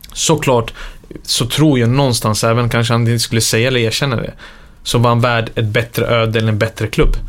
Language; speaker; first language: Swedish; early bilingual, other home language; Serbian